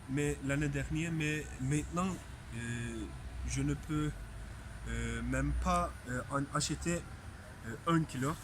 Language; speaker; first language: French; non-native, learner; Turkish